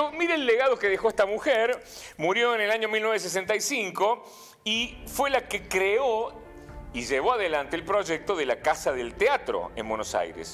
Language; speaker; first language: Spanish; native; Spanish